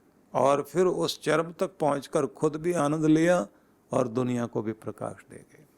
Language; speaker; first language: Hindi; native; Hindi